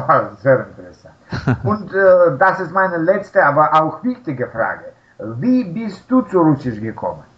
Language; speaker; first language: German; non-native, learner; Russian